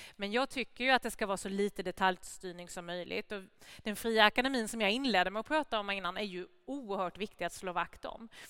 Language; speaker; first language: Swedish; native; Swedish